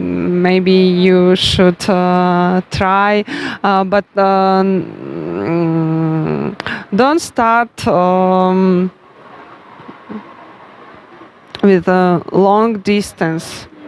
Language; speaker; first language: English; non-native, learner; Russian